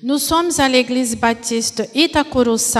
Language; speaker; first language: French; non-native, fluent; Portuguese